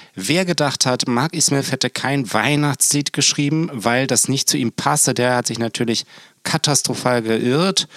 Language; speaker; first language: German; native; German